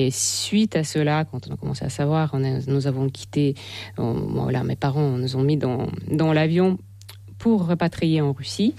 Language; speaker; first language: French; non-native, fluent; Russian